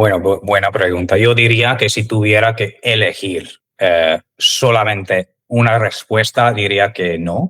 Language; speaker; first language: Spanish; non-native, fluent; English